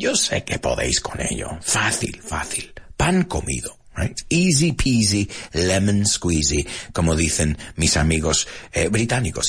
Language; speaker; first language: Spanish; early bilingual, heritage; Spanish